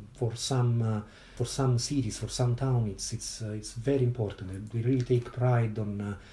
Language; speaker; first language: English; non-native, fluent; Italian